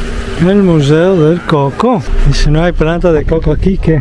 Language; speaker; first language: Spanish; non-native, fluent; Italian